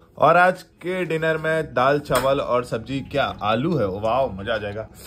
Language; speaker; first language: Hindi; native; Hindi